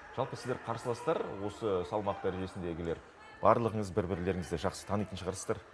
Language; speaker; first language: Kazakh; native; Kazakh